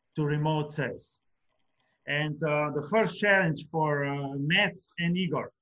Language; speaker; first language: English; non-native, fluent; Slovenian